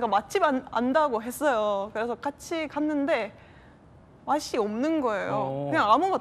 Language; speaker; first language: Korean; non-native, fluent; Estonian